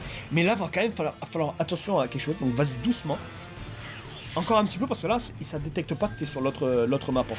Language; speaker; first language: French; native; French